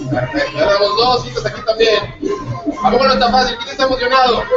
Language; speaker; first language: Spanish; native; Spanish